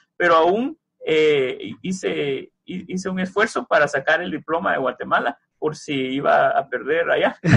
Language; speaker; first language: Spanish; native; Spanish